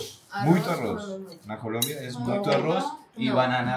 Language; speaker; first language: Portuguese; non-native, learner; Spanish